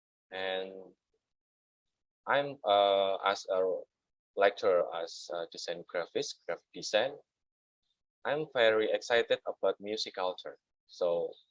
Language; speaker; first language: English; non-native, learner; Indonesian